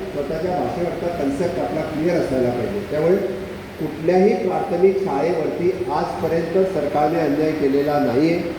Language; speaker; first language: Marathi; non-native, local second language; Konkani